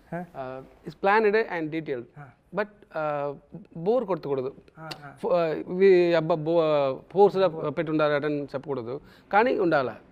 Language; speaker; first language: Telugu; non-native, local second language; Tamil